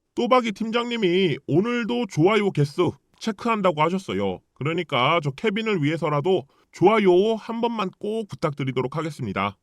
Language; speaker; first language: Korean; early bilingual, heritage; Korean